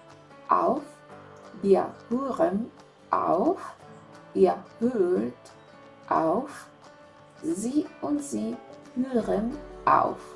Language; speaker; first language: German; non-native, fluent; Spanish